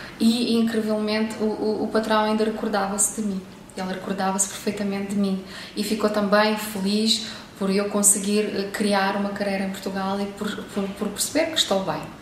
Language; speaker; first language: Portuguese; non-native, fluent; Romanian